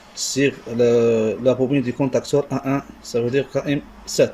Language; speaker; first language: French; non-native, local second language; Arabic